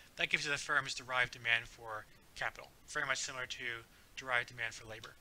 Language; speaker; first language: English; native; English